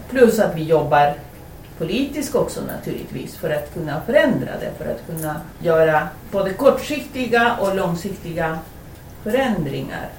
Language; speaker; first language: Swedish; non-native, fluent; Spanish